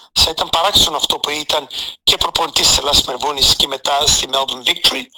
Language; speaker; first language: Greek; early bilingual, heritage; Greek